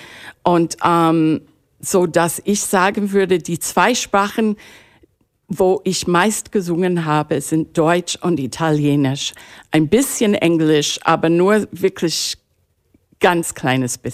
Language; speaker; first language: German; non-native, fluent; English